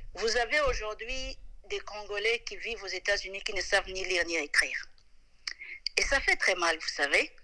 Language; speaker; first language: French; non-native, local second language; Lingala